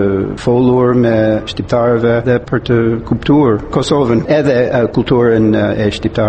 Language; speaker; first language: Albanian; non-native, fluent; English